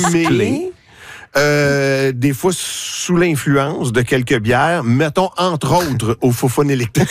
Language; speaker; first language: French; native; French